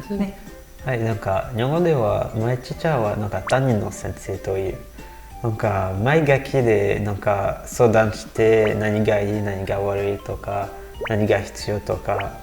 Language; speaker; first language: Japanese; non-native, learner; French